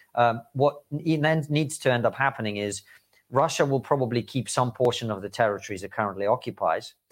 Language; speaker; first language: English; early bilingual, other home language; Russian